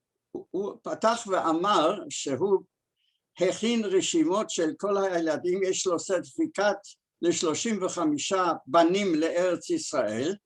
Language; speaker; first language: Hebrew; early bilingual, other home language; German